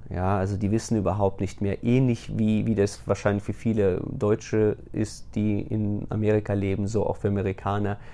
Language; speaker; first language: German; early bilingual, other home language; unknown